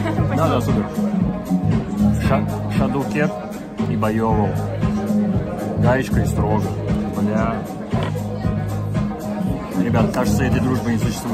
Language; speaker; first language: Russian; native; Russian